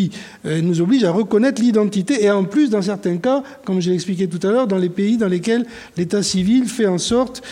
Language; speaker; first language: French; native; French